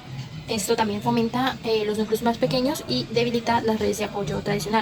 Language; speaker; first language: Spanish; native; Spanish